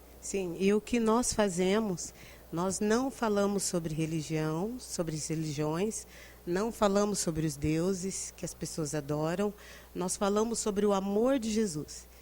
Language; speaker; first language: Portuguese; native; Portuguese